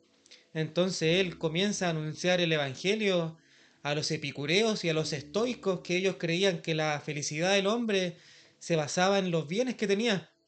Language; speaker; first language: Spanish; native; Spanish